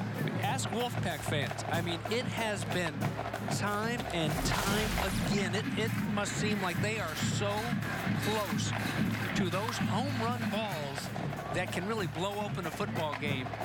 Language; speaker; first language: English; native; English